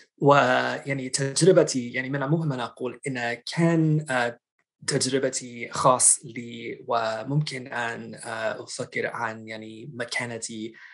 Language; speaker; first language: Arabic; non-native, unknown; English